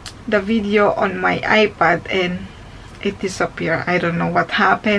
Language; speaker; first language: English; non-native, fluent; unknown